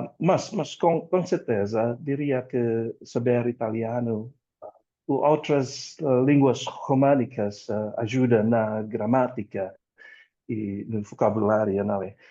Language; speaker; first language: Portuguese; non-native, fluent; Indonesian